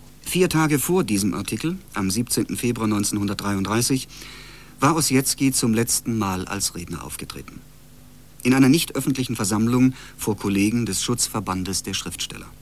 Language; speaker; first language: German; native; German